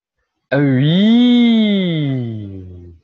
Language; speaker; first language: French; non-native, fluent; Portuguese